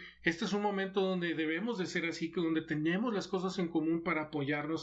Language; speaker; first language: Spanish; native; Spanish